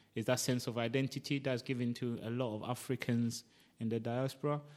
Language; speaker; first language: English; non-native, local second language; Akan